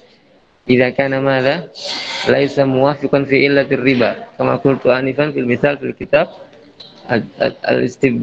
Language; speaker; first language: Arabic; non-native, fluent; Indonesian